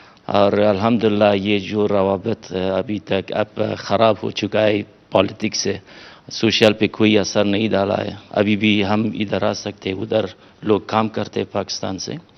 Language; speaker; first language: Hindi; non-native, fluent; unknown